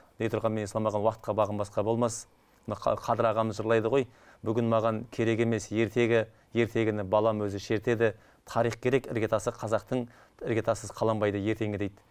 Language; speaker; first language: Kazakh; native; Kazakh